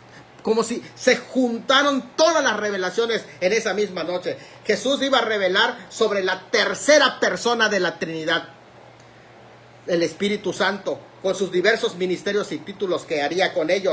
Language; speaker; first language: Spanish; native; Spanish